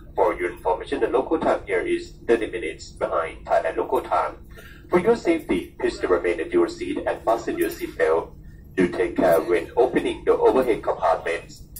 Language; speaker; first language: English; non-native, fluent; Thai